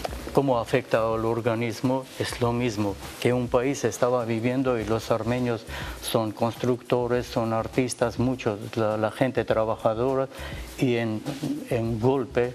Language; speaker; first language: Spanish; non-native, learner; Armenian